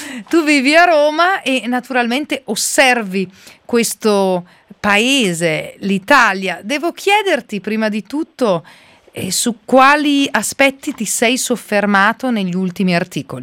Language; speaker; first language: Italian; native; Italian